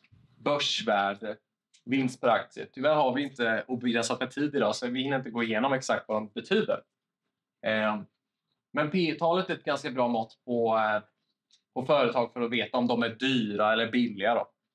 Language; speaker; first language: Swedish; native; Swedish